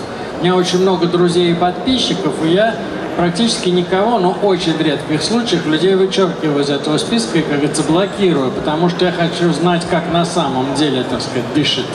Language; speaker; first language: Russian; native; Russian